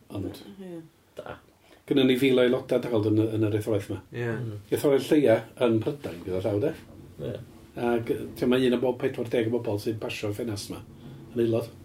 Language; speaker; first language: Welsh; native; Welsh